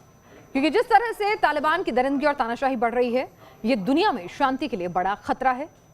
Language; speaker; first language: Hindi; native; Hindi